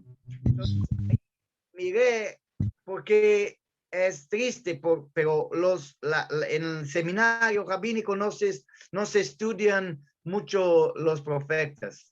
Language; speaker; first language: Spanish; non-native, fluent; Portuguese